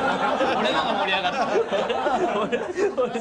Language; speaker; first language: Japanese; native; Japanese